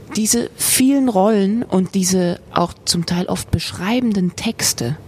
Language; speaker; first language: German; native; German